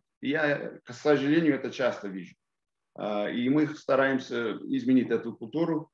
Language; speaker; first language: Russian; non-native, fluent; English